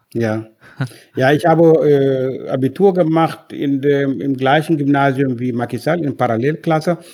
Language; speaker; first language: German; non-native, fluent; Wolof